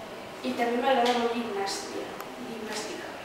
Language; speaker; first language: Catalan; non-native, local second language; Spanish